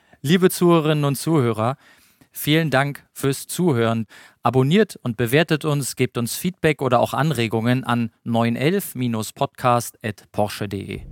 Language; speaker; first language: German; native; German